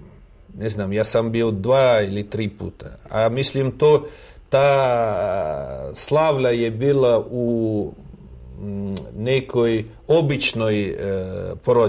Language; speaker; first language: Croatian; non-native, fluent; Russian